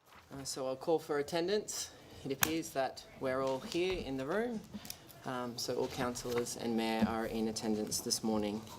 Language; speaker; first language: English; native; English